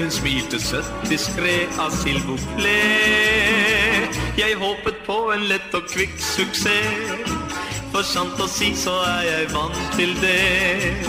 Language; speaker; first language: Norwegian; native; Norwegian